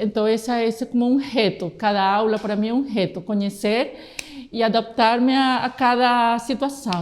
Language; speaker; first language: Portuguese; non-native, fluent; Spanish